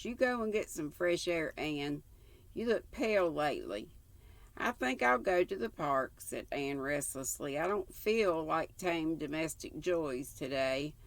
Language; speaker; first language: English; native; English